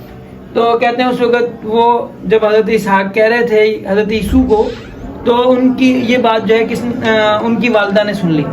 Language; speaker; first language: Urdu; native; Urdu